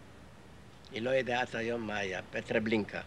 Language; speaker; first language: Hebrew; non-native, fluent; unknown